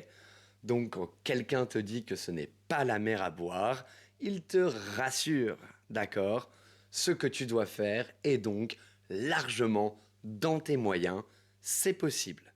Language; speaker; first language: French; native; French